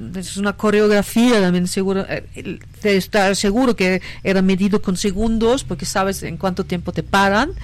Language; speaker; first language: Spanish; non-native, fluent; German